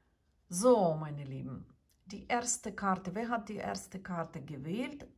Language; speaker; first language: German; non-native, fluent; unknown